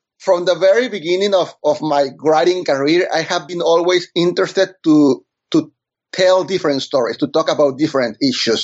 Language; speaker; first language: English; non-native, fluent; Spanish